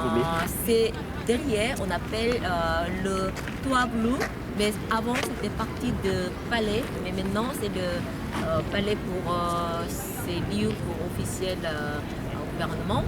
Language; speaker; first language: French; non-native, learner; Korean